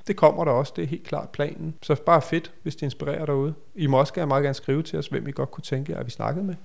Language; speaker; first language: Danish; native; Danish